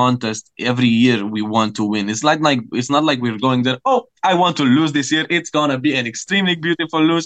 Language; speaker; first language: English; non-native, fluent; Romanian